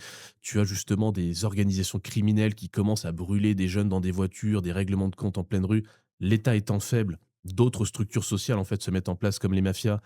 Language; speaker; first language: French; native; French